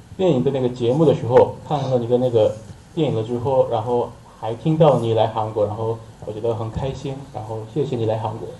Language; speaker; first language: Chinese; non-native, learner; Korean